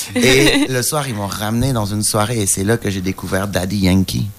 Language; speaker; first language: French; native; French